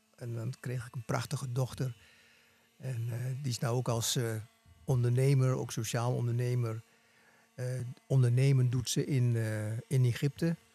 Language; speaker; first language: Dutch; native; Dutch